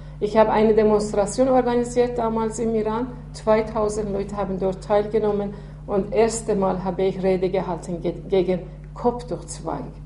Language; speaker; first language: German; non-native, fluent; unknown